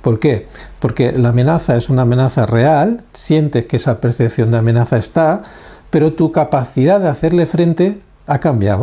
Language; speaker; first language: Spanish; native; Spanish